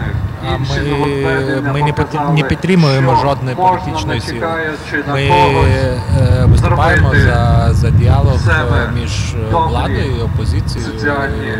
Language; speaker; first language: Ukrainian; non-native, fluent; Lithuanian